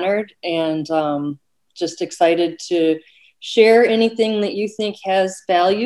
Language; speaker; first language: English; native; English